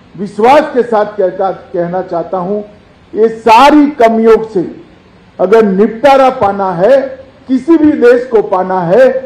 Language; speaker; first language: Hindi; non-native, local second language; Gujarati